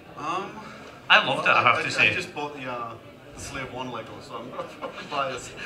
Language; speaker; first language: English; native; English